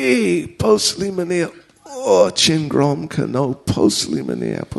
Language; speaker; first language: Russian; non-native, learner; English